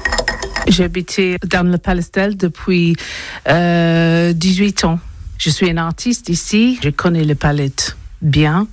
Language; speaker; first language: French; non-native, learner; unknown